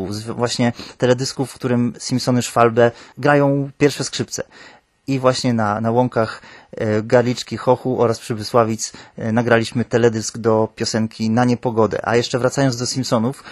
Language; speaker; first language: Polish; native; Polish